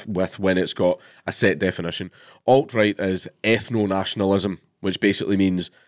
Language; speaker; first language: English; native; English